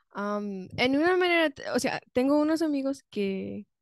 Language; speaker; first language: Spanish; non-native, fluent; English